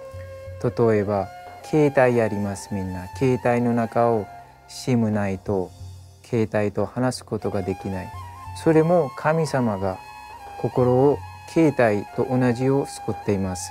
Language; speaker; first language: Japanese; non-native, learner; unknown